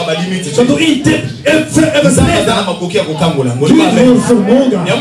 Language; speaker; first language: Swedish; non-native, fluent; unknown